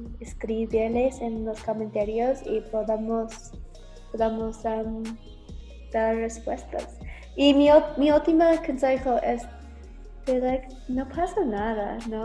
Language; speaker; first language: Spanish; non-native, learner; English